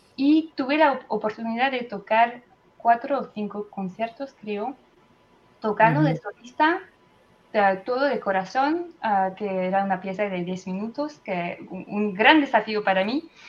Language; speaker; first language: Spanish; non-native, fluent; French